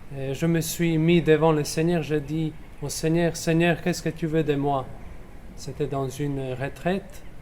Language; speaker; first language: French; non-native, fluent; Croatian